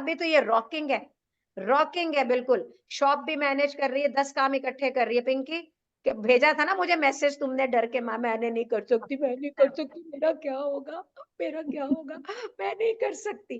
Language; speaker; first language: Hindi; native; Hindi